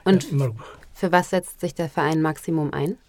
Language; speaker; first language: German; native; German